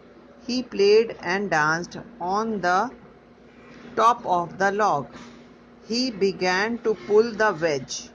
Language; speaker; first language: English; non-native, local second language; Hindi